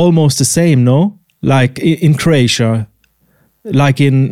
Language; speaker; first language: English; non-native, fluent; Swiss German